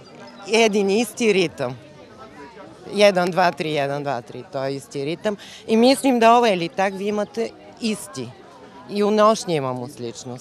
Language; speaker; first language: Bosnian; non-native, learner; Bulgarian